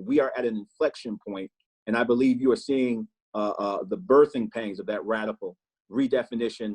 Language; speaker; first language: English; native; English